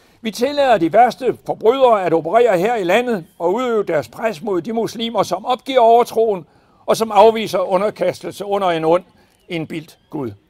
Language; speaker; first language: Danish; native; Danish